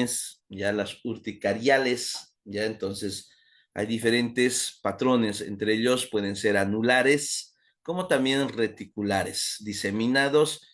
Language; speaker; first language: Spanish; native; Spanish